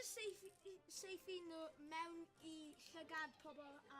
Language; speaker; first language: Welsh; non-native, local second language; English